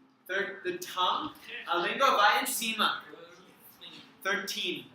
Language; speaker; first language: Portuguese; non-native, learner; English